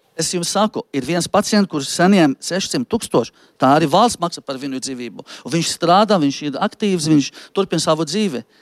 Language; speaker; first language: Latvian; non-native, fluent; Arabic